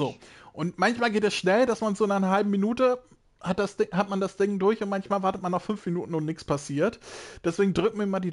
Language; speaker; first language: German; native; German